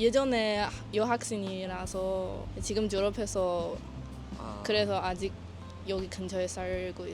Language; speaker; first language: Korean; non-native, learner; Chinese